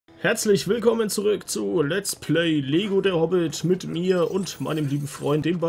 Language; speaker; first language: German; native; German